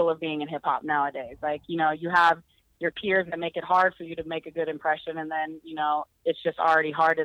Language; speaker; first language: English; native; English